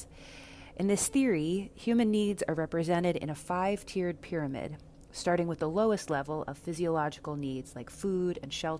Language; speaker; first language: English; native; English